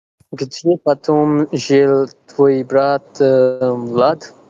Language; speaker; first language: Russian; non-native, learner; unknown